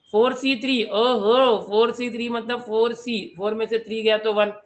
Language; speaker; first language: Hindi; non-native, local second language; Marathi